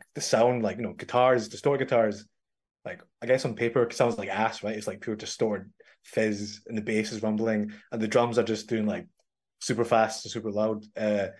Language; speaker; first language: English; native; English